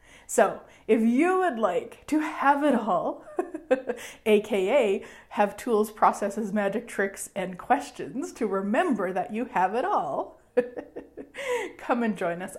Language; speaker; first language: English; native; English